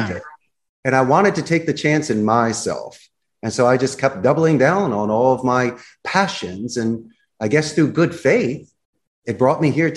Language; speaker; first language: English; native; English